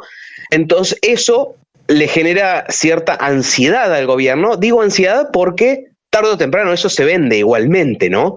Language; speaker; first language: Spanish; native; Spanish